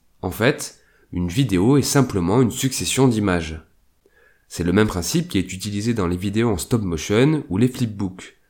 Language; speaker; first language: French; native; French